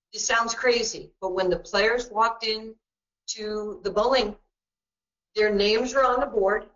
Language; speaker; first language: English; native; English